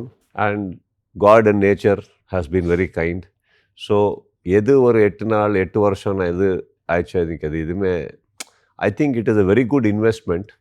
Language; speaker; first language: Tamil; non-native, learner; Kannada